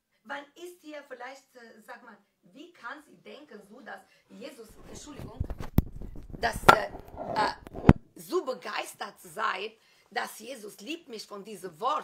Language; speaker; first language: German; non-native, fluent; Albanian